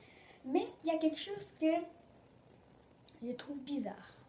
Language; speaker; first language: French; early bilingual, other home language; Portuguese